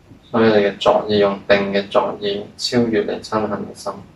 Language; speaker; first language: Chinese; native; Chinese